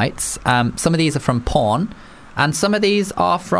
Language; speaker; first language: English; native; English